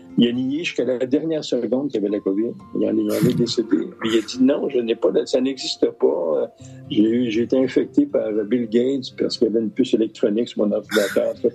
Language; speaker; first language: French; native; French